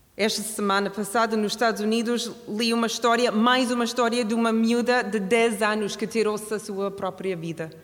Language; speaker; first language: Portuguese; non-native, fluent; English